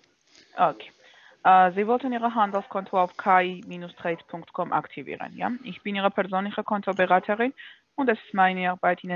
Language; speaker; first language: German; non-native, fluent; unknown